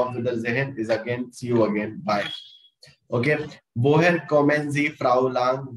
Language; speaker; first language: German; non-native, learner; Hindi